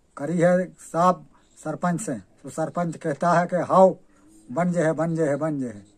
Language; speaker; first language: Hindi; native; Hindi